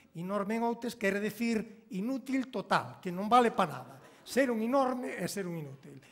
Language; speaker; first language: Galician; native; Galician